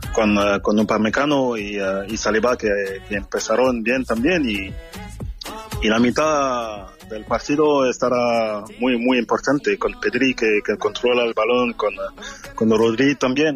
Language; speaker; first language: Spanish; non-native, fluent; French